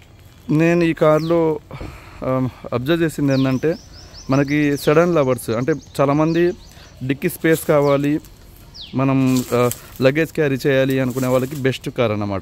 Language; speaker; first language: Telugu; native; Telugu